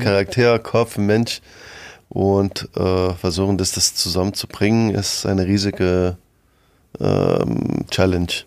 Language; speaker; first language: German; non-native, fluent; French